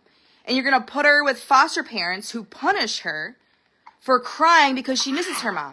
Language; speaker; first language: English; native; English